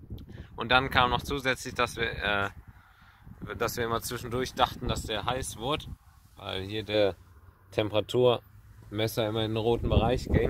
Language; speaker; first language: German; native; German